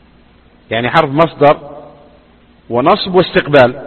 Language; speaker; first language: Arabic; native; Arabic